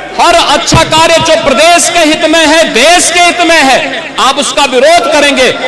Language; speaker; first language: Hindi; native; Hindi